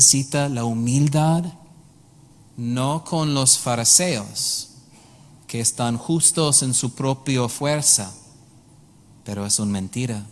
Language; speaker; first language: Spanish; non-native, learner; English